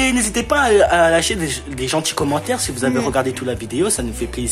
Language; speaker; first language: French; native; French